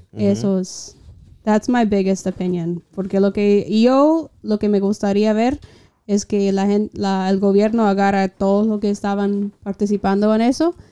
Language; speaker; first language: Spanish; non-native, fluent; English